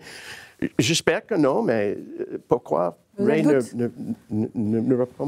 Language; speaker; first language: French; non-native, learner; English